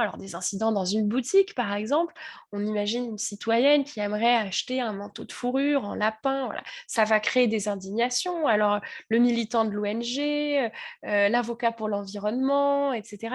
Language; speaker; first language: French; native; French